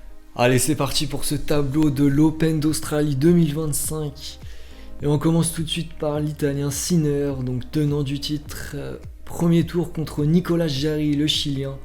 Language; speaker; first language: French; native; French